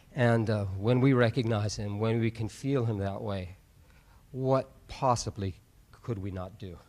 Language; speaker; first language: English; native; English